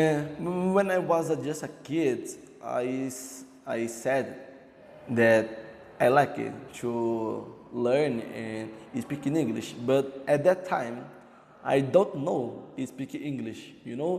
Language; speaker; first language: English; non-native, learner; Portuguese